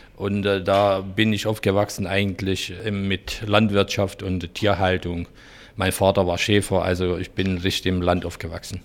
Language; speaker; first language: German; non-native, fluent; Hungarian